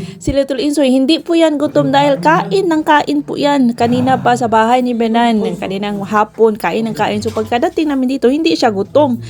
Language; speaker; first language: Filipino; non-native, local second language; Cebuano